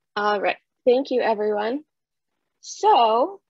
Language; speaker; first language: English; early bilingual, other home language; Spanish